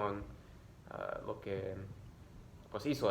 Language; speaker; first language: Spanish; early bilingual, other home language; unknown